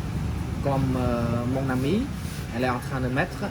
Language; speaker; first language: French; non-native, fluent; Khmer